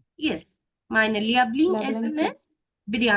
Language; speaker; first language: German; non-native, learner; Malayalam